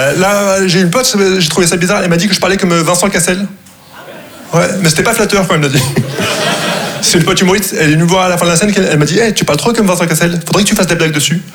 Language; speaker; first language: French; non-native, local second language; Arabic